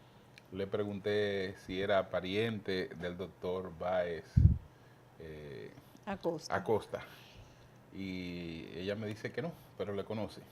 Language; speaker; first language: Spanish; native; Spanish